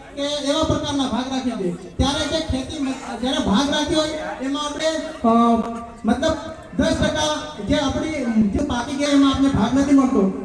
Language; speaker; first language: Gujarati; non-native, local second language; Bhili